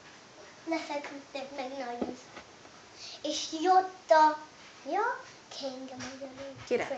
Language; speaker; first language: Hungarian; non-native, learner; English